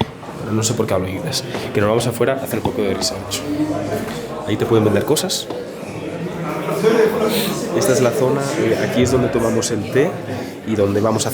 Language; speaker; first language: Spanish; native; Spanish